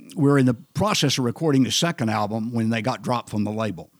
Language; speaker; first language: English; native; English